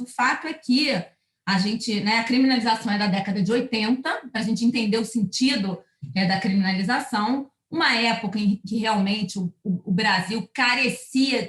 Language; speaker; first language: Portuguese; native; Portuguese